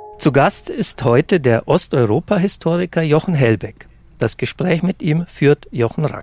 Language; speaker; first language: German; native; German